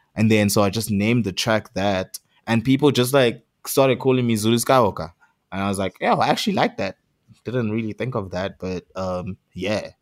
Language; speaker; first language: English; non-native, local second language; Zulu